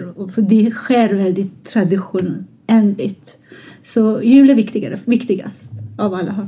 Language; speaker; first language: Swedish; non-native, fluent; Persian